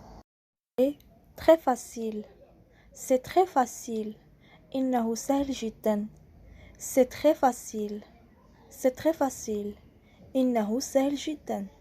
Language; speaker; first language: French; non-native, local second language; Arabic